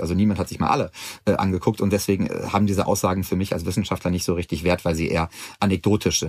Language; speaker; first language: German; native; German